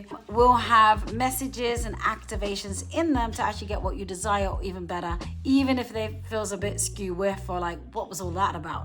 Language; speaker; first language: English; native; English